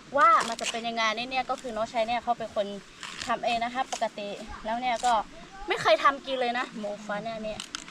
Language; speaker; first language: Thai; non-native, local second language; Lahu